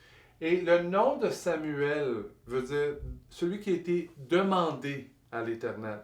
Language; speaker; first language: French; native; French